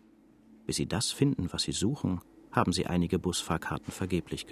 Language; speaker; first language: German; native; German